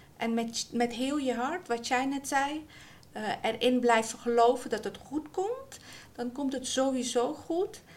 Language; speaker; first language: Dutch; early bilingual, other home language; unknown